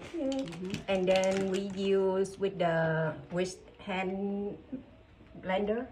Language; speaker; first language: English; non-native, learner; Vietnamese